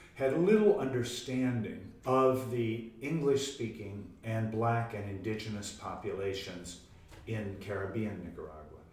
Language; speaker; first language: English; native; English